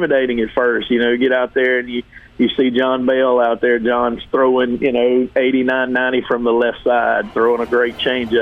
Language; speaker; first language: English; native; English